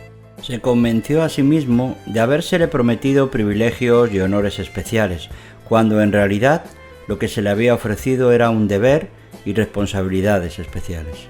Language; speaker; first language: Spanish; native; Spanish